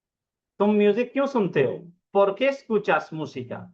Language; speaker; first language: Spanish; non-native, fluent; Urdu